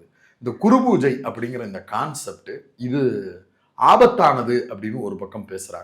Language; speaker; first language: Tamil; native; Tamil